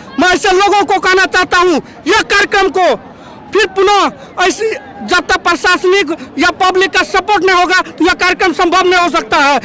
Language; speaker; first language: Hindi; non-native, local second language; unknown